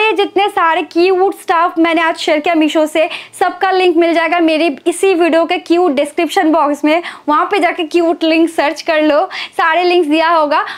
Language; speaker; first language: Hindi; non-native, local second language; Bangla